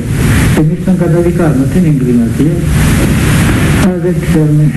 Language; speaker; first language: Greek; native; Greek